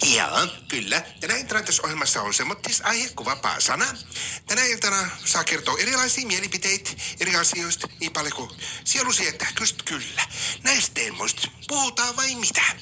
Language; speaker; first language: Finnish; native; Finnish